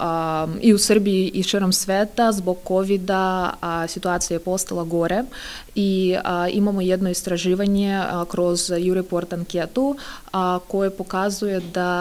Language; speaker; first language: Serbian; non-native, fluent; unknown